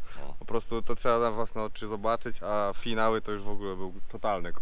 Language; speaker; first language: Polish; native; Polish